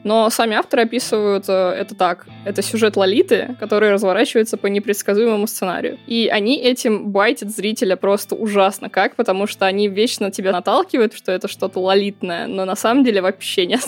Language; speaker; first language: Russian; native; Russian